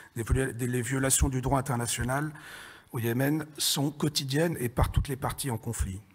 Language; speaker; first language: French; native; French